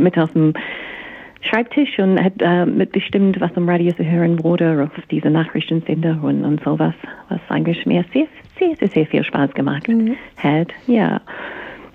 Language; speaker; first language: German; non-native, fluent; English